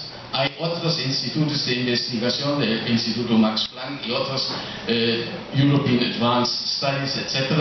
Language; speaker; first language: Spanish; non-native, fluent; German